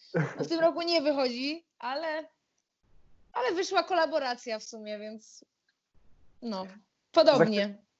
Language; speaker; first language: Polish; native; Polish